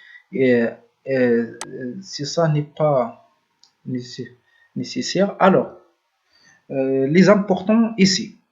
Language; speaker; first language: French; non-native, learner; Arabic